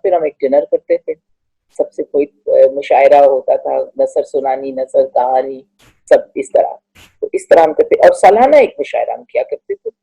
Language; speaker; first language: Urdu; non-native, local second language; Punjabi